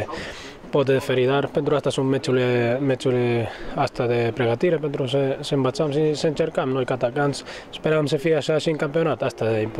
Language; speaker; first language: Romanian; non-native, fluent; Arabic